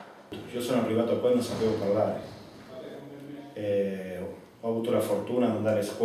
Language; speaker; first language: Italian; non-native, learner; Spanish